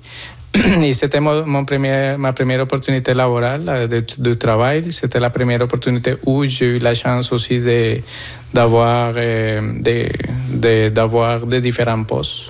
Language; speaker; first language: French; non-native, fluent; Spanish